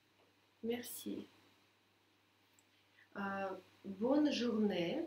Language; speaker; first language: French; non-native, fluent; Russian